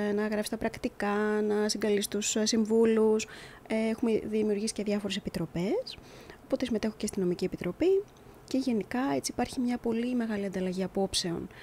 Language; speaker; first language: Greek; native; Greek